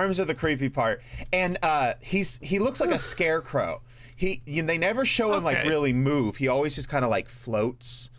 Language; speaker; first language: English; native; English